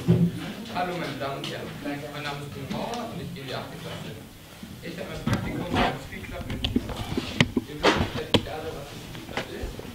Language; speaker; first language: German; native; German